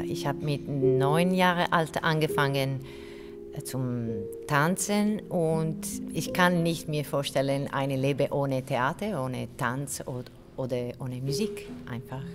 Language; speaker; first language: German; non-native, fluent; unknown